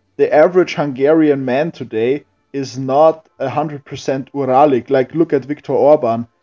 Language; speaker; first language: English; non-native, fluent; German